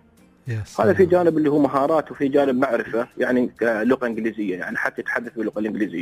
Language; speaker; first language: Arabic; native; Arabic